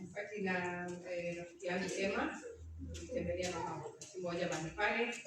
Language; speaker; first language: Swahili; non-native, local second language; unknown